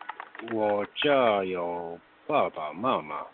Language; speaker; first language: Chinese; non-native, learner; Korean